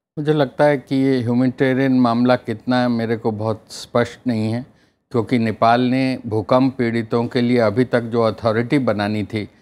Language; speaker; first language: Hindi; native; Hindi